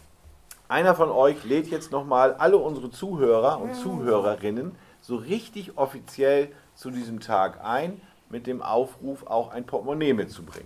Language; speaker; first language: German; native; German